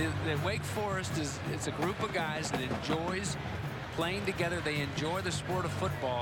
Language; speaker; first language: English; native; English